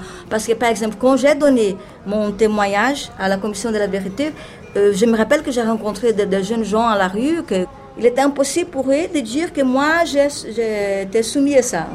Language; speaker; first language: French; non-native, fluent; Portuguese